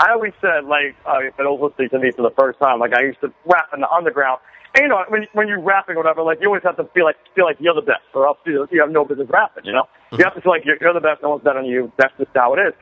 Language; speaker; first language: English; native; English